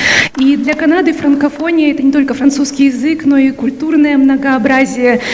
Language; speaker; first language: Russian; native; Russian